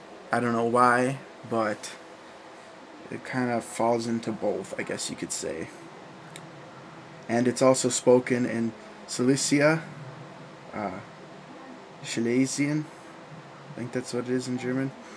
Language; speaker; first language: English; early bilingual, other home language; German